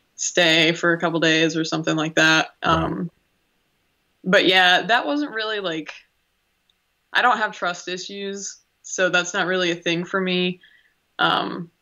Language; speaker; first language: English; native; English